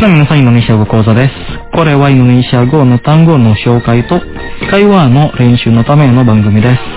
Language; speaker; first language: Japanese; non-native, fluent; Indonesian